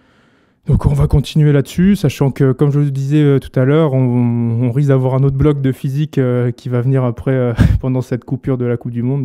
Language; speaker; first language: French; native; French